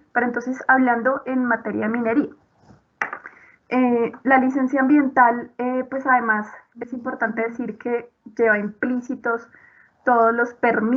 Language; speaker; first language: Spanish; native; Spanish